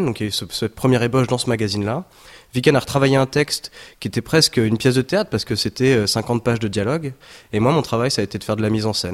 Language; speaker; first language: French; native; French